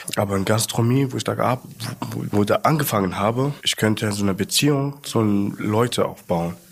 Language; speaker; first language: German; non-native, fluent; Arabic